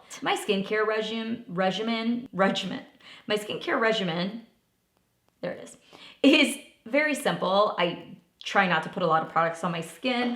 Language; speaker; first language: English; native; English